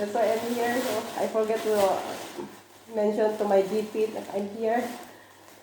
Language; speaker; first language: English; non-native, local second language; Filipino